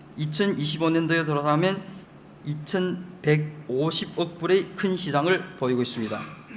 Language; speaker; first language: Korean; early bilingual, heritage; Chinese